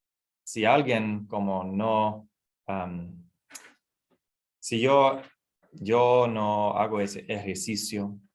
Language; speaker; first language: Spanish; non-native, fluent; English